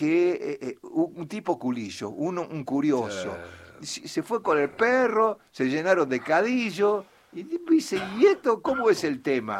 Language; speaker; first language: Spanish; native; Spanish